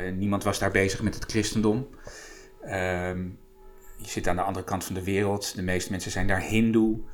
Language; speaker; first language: Dutch; native; Dutch